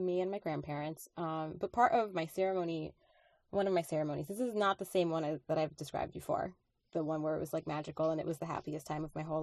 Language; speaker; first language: English; non-native, fluent; Spanish